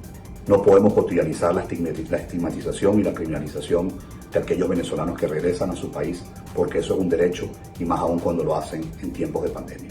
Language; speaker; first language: Spanish; native; Spanish